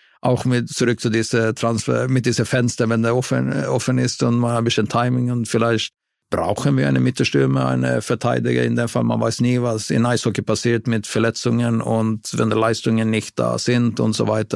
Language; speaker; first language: German; non-native, fluent; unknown